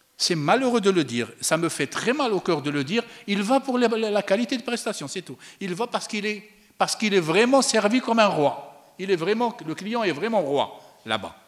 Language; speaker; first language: French; non-native, local second language; Arabic